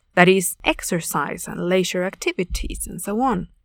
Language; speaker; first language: English; non-native, fluent; Spanish